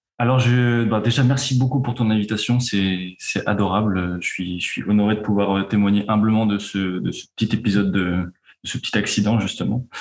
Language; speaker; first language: French; native; French